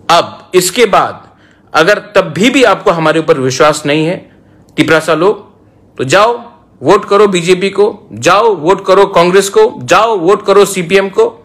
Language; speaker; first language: Hindi; non-native, local second language; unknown